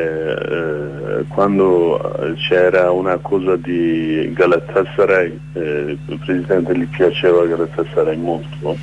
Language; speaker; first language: Italian; non-native, fluent; Kurdish